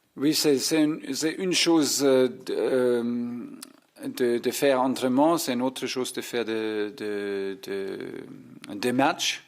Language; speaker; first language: French; non-native, fluent; German